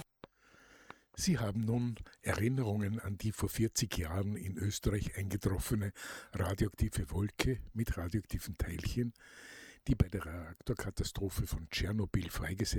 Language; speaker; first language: German; native; German